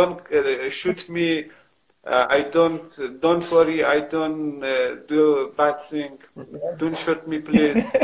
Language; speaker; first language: English; non-native, learner; Kurdish